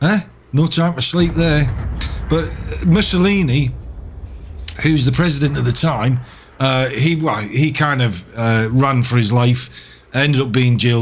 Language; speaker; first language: English; native; English